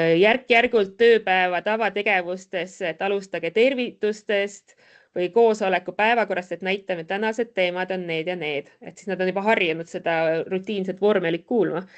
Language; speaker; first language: Estonian; native; Estonian